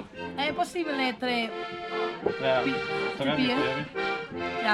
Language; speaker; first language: Italian; non-native, learner; Spanish